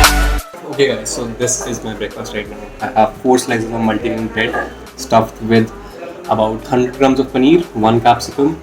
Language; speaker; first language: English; non-native, local second language; Hindi